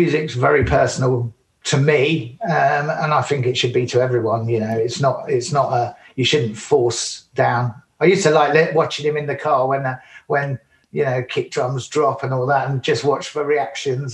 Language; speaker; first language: English; native; English